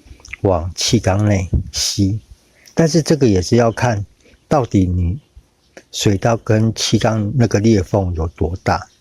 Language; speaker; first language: Chinese; native; Chinese